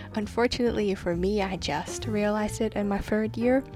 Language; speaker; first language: English; non-native, local second language; Cantonese